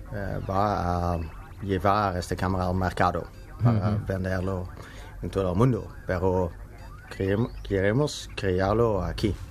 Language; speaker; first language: Spanish; non-native, learner; Dutch